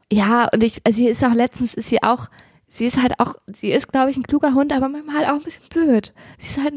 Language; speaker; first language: German; native; German